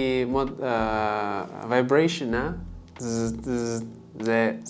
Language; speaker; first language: Vietnamese; non-native, learner; English